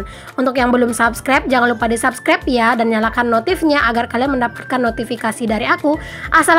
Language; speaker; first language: Indonesian; native; Indonesian